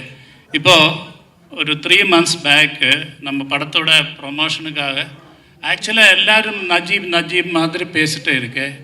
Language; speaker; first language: Tamil; non-native, learner; Malayalam